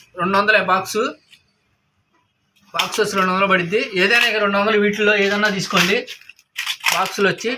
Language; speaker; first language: Telugu; native; Telugu